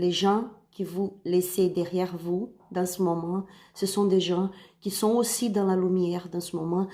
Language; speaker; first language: French; non-native, learner; Spanish